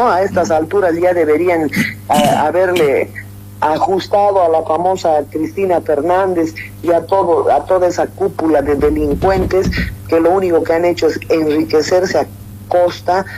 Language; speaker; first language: Spanish; native; Spanish